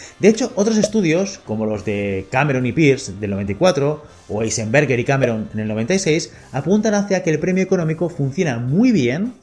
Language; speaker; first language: Spanish; native; Spanish